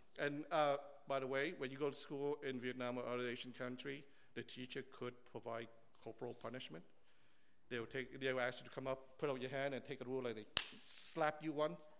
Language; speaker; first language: English; early bilingual, other home language; Vietnamese